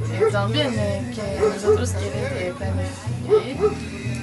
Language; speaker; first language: Spanish; non-native, learner; French